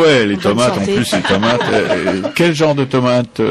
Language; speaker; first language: French; native; French